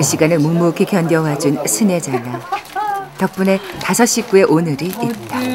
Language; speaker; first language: Korean; native; Korean